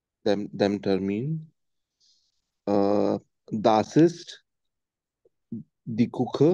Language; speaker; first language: German; non-native, learner; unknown